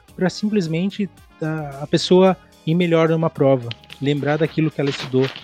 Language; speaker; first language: Portuguese; native; Portuguese